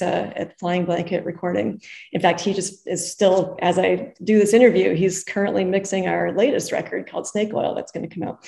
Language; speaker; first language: English; native; English